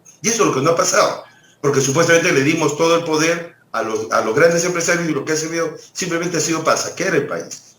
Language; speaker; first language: Spanish; native; Spanish